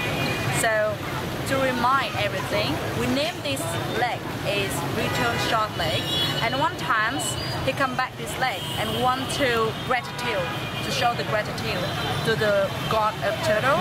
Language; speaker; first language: English; non-native, learner; Vietnamese